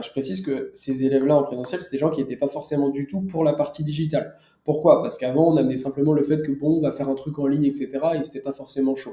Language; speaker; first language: French; native; French